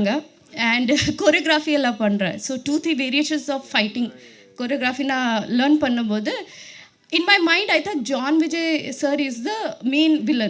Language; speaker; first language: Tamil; non-native, learner; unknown